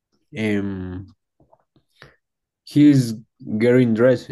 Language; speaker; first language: English; non-native, learner; Spanish